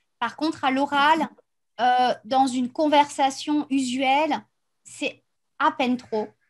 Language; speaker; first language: French; native; French